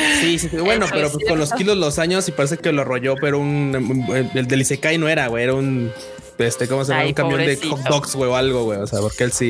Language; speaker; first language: Spanish; native; Spanish